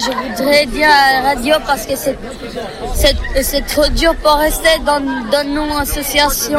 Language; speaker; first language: French; non-native, learner; Albanian